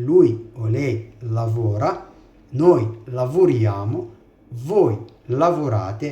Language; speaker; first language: Italian; non-native, fluent; Arabic